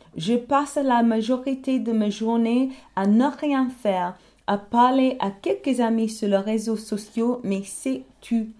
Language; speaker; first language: French; non-native, learner; English